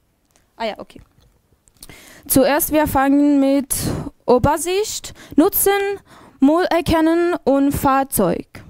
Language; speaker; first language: German; non-native, learner; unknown